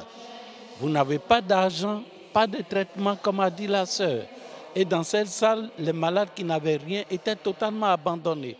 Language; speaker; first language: French; non-native, local second language; Fon